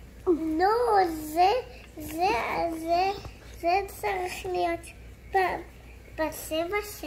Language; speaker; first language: Hebrew; early bilingual, heritage; Hebrew